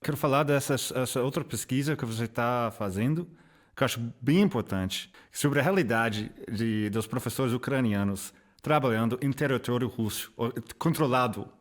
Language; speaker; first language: Portuguese; non-native, fluent; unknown